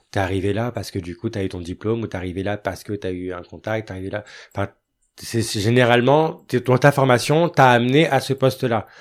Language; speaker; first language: French; early bilingual, other home language; Arabic